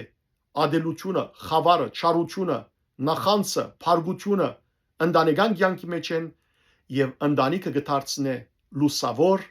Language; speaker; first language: Armenian; native; Armenian